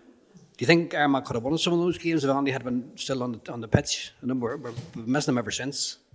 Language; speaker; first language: English; native; English